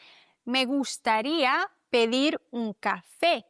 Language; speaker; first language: Spanish; non-native, fluent; German